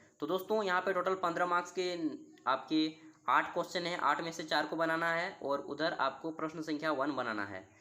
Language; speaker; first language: Hindi; native; Hindi